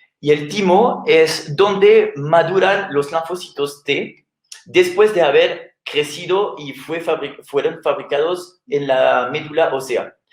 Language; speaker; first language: Spanish; non-native, fluent; French